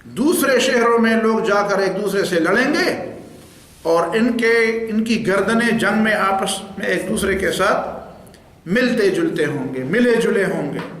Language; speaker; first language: Urdu; non-native, local second language; Pashto